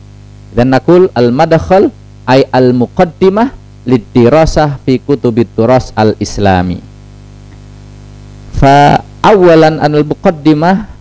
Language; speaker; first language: Arabic; non-native, fluent; Indonesian